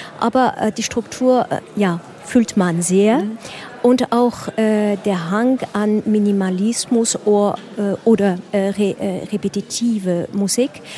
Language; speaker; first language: German; non-native, learner; French